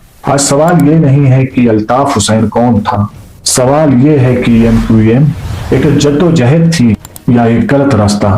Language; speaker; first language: Urdu; native; Urdu